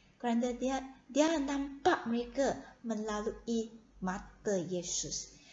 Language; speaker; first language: Malay; non-native, local second language; Chinese